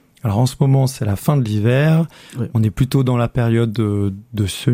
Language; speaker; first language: French; native; French